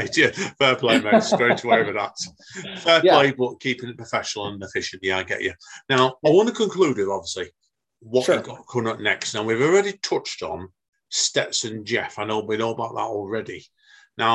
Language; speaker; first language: English; native; English